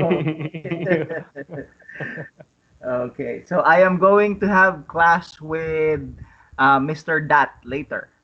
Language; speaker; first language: English; non-native, fluent; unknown